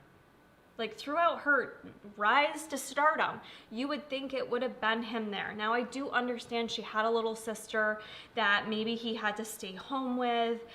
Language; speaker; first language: English; native; English